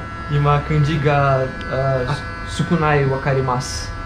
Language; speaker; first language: Japanese; non-native, learner; Portuguese